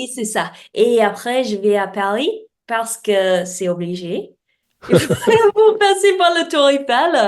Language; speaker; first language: French; non-native, learner; English